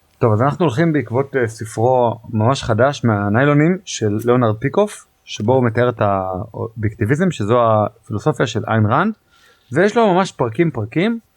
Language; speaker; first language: Hebrew; native; Hebrew